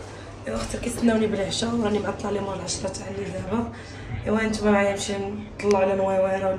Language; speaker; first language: Arabic; native; Arabic